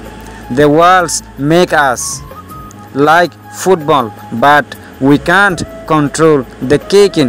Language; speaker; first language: English; non-native, local second language; Rohingya